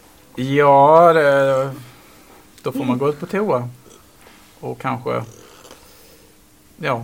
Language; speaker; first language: Swedish; native; Swedish